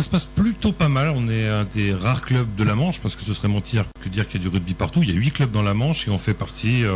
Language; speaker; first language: French; native; French